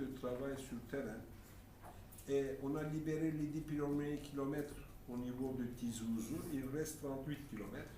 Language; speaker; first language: French; non-native, fluent; Turkish